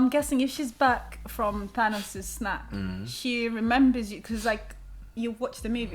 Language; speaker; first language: English; native; English